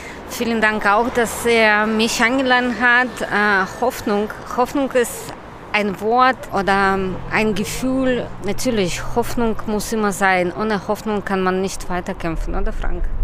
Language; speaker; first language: German; non-native, fluent; Russian